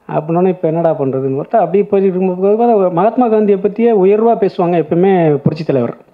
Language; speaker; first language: Tamil; native; Tamil